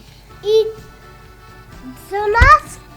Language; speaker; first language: French; non-native, learner; Arabic